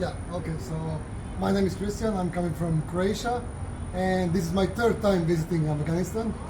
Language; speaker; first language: English; non-native, fluent; Croatian